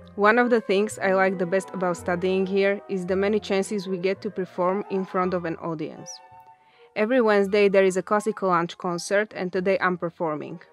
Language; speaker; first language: English; non-native, fluent; Slovak